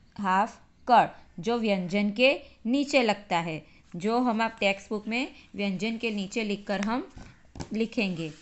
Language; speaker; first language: Hindi; native; Hindi